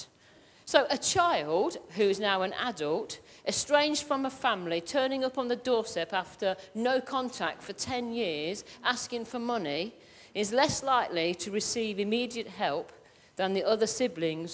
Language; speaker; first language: English; native; English